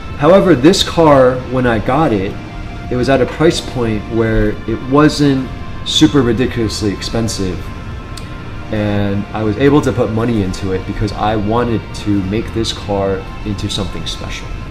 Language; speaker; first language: English; early bilingual, other home language; Chinese